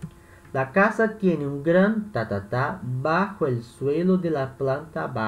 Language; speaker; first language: Spanish; non-native, fluent; Portuguese